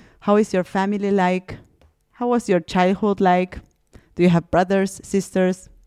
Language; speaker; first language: English; non-native, fluent; Spanish